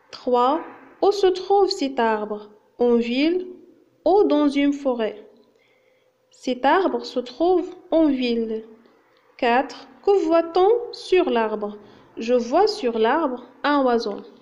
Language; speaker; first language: French; non-native, local second language; Arabic